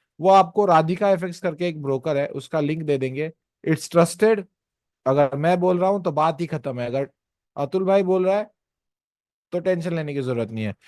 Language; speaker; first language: Hindi; non-native, local second language; Marathi